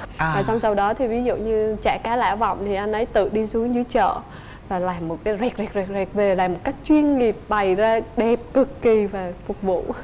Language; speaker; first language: Vietnamese; native; Vietnamese